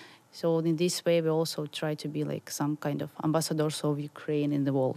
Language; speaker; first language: English; non-native, fluent; Ukrainian